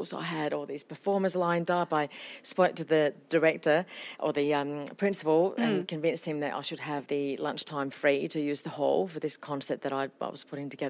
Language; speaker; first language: English; non-native, fluent; Finnish